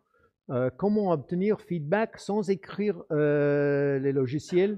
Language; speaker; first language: French; non-native, fluent; English